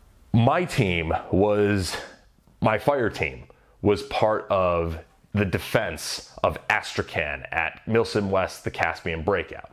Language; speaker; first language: English; native; English